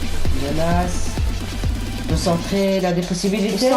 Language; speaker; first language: French; native; French